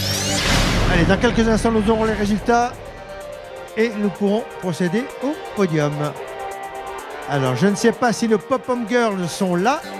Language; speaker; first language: French; native; French